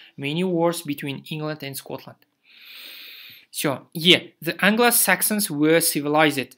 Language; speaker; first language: English; non-native, fluent; Kazakh